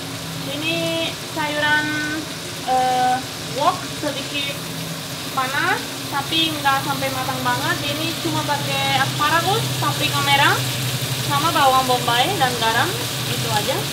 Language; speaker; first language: Indonesian; non-native, fluent; Spanish